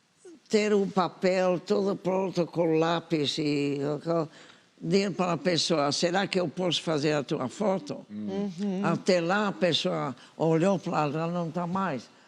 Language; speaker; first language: Portuguese; non-native, fluent; English